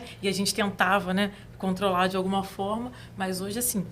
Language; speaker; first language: Portuguese; native; Portuguese